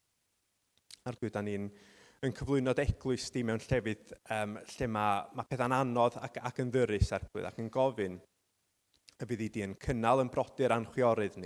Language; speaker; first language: Welsh; native; Welsh